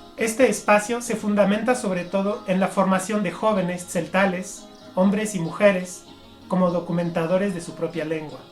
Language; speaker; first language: Spanish; non-native, fluent; French